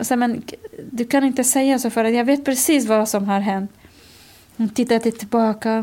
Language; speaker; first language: Swedish; non-native, fluent; Kurdish